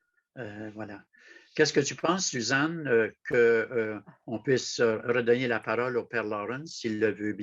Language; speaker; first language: French; native; French